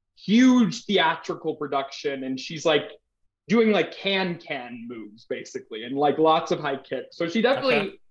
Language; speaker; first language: English; native; English